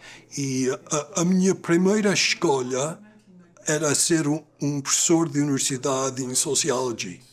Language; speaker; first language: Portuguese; early bilingual, other home language; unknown